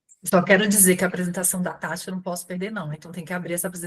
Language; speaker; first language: Portuguese; native; Portuguese